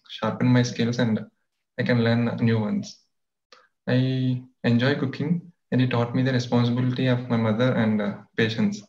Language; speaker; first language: English; non-native, local second language; Telugu